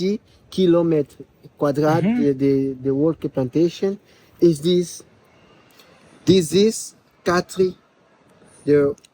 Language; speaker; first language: English; non-native, learner; Portuguese